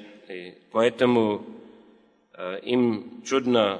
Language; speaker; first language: Russian; non-native, fluent; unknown